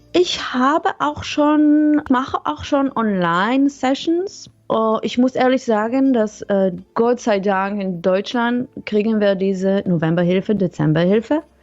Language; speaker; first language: German; non-native, learner; Hebrew